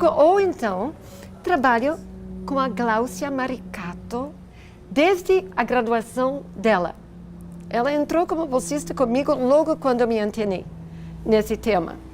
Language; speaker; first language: Portuguese; non-native, fluent; English